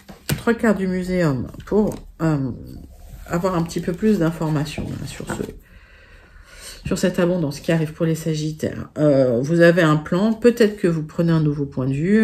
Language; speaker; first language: French; native; French